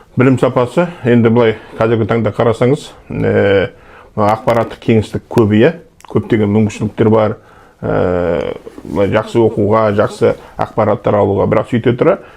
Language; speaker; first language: Kazakh; native; Kazakh